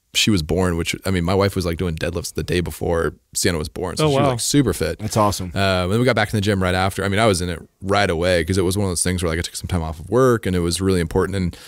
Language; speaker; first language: English; native; English